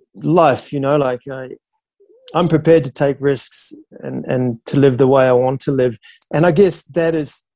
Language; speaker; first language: English; native; English